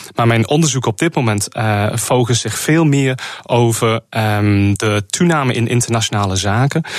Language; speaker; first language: Dutch; non-native, fluent; English